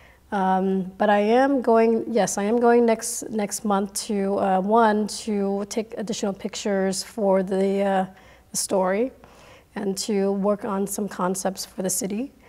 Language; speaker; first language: English; early bilingual, other home language; Khmer